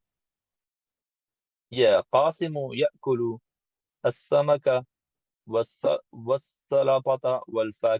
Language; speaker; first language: Arabic; non-native, learner; English